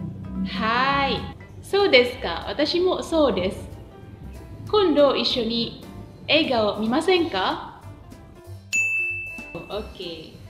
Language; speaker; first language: Japanese; non-native, fluent; Indonesian